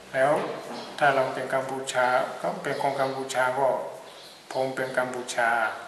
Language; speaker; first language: Thai; non-native, fluent; Burmese